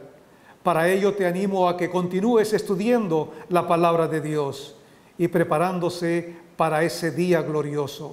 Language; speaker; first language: Spanish; native; Spanish